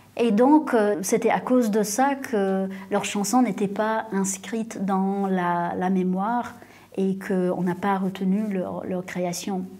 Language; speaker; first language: French; non-native, local second language; English